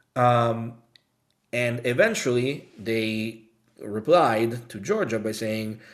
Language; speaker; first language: English; non-native, fluent; Italian